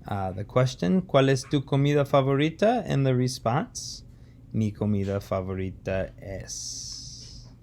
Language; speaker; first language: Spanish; non-native, fluent; English